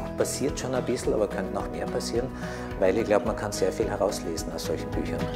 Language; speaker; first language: German; native; German